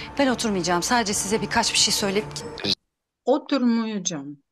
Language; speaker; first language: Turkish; non-native, fluent; Ukrainian